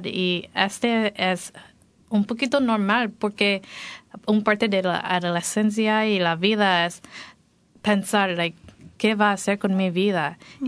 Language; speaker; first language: Spanish; non-native, learner; English